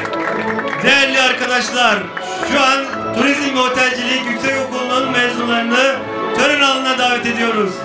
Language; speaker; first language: Turkish; native; Turkish